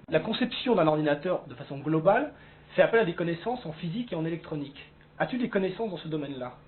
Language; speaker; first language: French; native; French